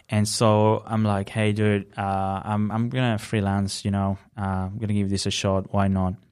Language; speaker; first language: English; non-native, fluent; Spanish